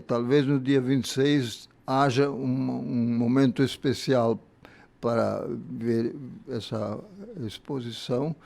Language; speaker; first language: Portuguese; early bilingual, other home language; German